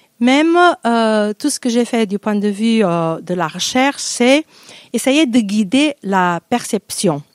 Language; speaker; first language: French; non-native, fluent; Portuguese